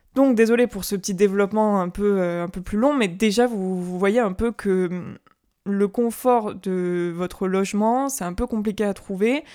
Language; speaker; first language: French; native; French